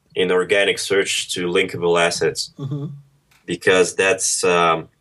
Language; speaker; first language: English; early bilingual, other home language; Russian